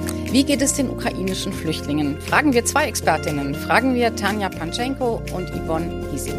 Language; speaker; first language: German; native; German